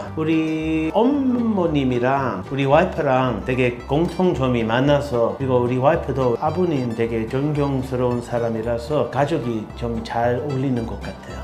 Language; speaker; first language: Korean; non-native, fluent; English